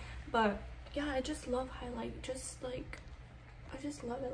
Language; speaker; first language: English; early bilingual, other home language; Spanish